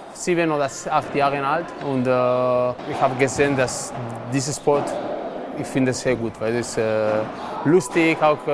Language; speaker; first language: German; non-native, learner; Spanish